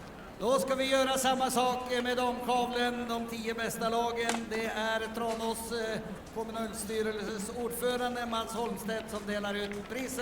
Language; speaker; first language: Swedish; native; Swedish